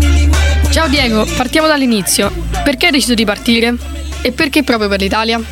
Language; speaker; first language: Italian; native; Italian